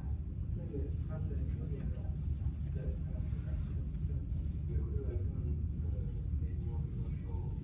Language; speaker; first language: Chinese; non-native, learner; English